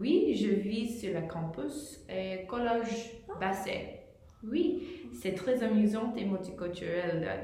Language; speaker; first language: French; non-native, learner; English